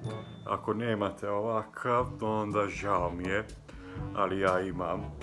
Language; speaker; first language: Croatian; non-native, local second language; Hungarian